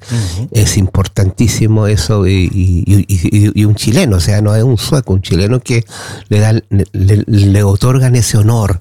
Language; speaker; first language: Spanish; native; Spanish